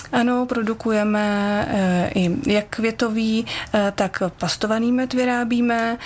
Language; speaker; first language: Czech; native; Czech